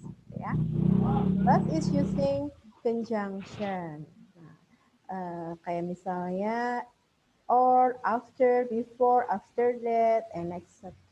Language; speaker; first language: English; non-native, fluent; Indonesian